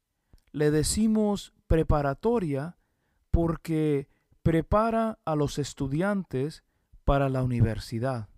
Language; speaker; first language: Spanish; early bilingual, heritage; Spanish